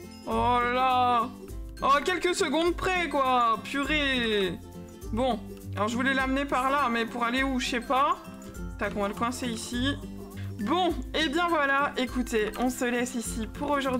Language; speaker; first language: French; native; French